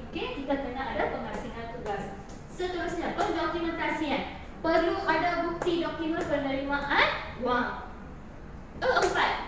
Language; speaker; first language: Malay; non-native, local second language; Tamil